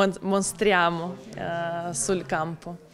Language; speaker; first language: Italian; non-native, learner; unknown